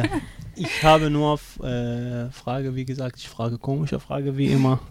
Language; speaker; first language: German; non-native, learner; Arabic